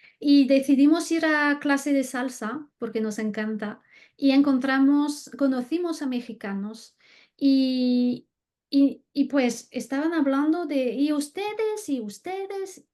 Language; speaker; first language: Spanish; non-native, fluent; French